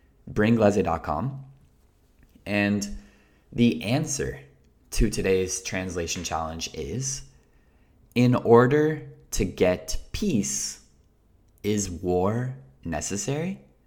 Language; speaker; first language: English; native; English